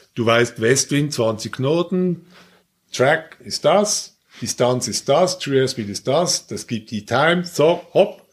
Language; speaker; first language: German; native; German